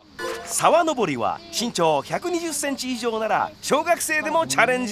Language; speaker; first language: Japanese; native; Japanese